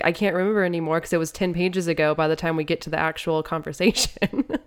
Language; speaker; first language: English; native; English